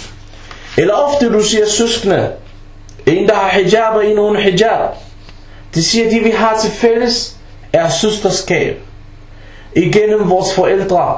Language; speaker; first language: Danish; early bilingual, other home language; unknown